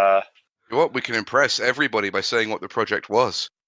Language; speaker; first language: English; native; English